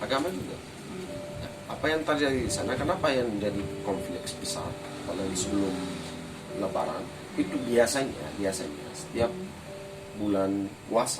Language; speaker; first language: Indonesian; non-native, fluent; Arabic